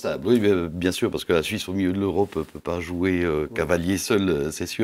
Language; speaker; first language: French; native; French